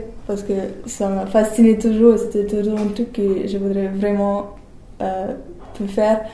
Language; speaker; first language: French; non-native, learner; German